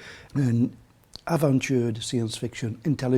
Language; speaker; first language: French; non-native, learner; English